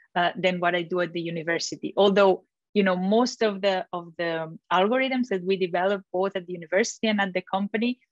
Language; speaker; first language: English; non-native, fluent; Catalan